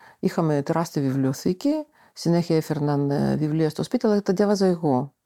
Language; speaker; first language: Greek; non-native, fluent; Russian